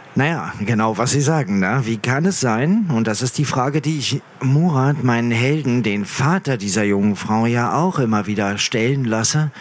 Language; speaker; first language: German; early bilingual, other home language; Arabic